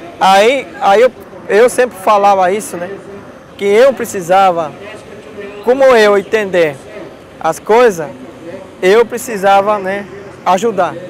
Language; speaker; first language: Portuguese; non-native, local second language; Guarani